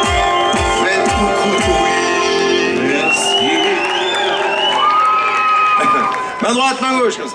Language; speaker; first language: French; native; French